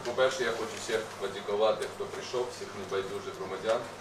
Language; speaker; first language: Ukrainian; non-native, local second language; Russian